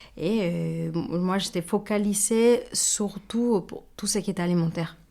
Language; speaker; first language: French; non-native, fluent; Spanish